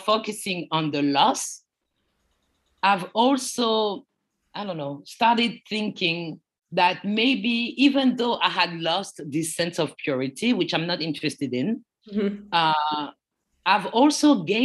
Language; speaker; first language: English; non-native, fluent; French